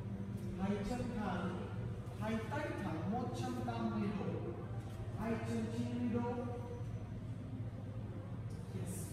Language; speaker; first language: Vietnamese; non-native, learner; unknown